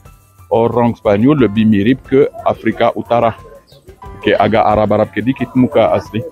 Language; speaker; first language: Indonesian; non-native, fluent; Spanish